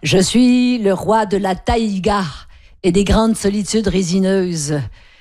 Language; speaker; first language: French; native; French